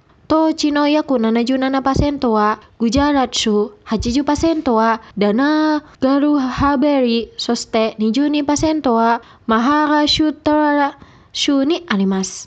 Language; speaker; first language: Japanese; non-native, fluent; Indonesian